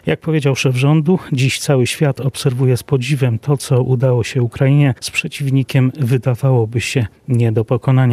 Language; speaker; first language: Polish; native; Polish